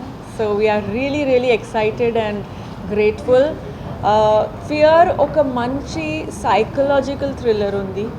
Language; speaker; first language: Telugu; non-native, fluent; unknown